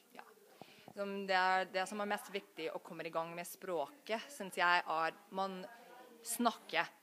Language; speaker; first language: Norwegian; non-native, fluent; English